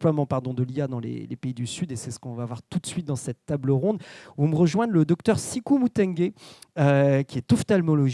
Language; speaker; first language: French; native; French